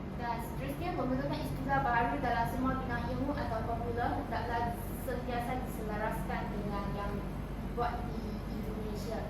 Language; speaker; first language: Malay; non-native, local second language; Chinese